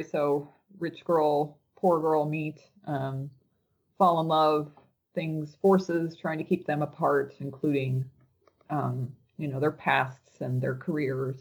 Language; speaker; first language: English; native; English